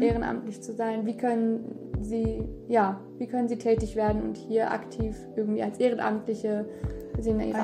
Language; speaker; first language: German; early bilingual, other home language; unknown